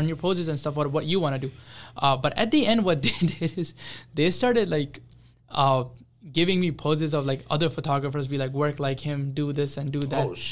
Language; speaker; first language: English; early bilingual, other home language; Urdu